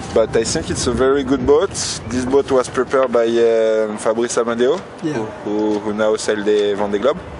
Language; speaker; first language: English; non-native, learner; French